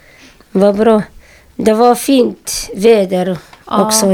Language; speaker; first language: Swedish; non-native, learner; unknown